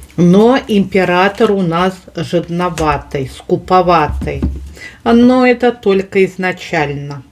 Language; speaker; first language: Russian; native; Russian